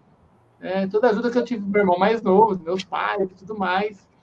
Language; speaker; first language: Portuguese; native; Portuguese